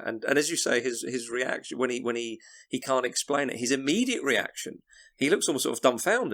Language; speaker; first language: English; native; English